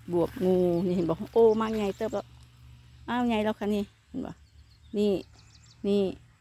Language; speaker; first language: Thai; native; Thai